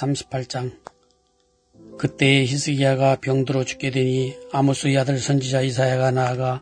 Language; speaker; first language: Korean; native; Korean